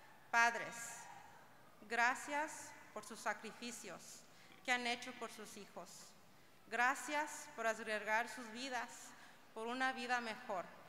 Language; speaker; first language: Spanish; early bilingual, heritage; Spanish